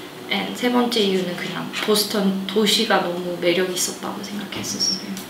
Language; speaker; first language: Korean; early bilingual, heritage; Korean